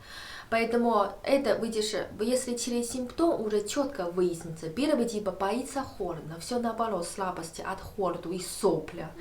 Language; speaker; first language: Russian; non-native, learner; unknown